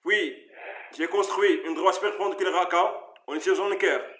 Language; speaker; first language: French; non-native, local second language; Arabic